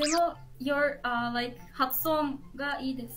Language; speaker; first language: Japanese; non-native, learner; Turkish